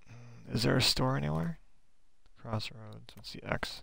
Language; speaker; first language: English; native; English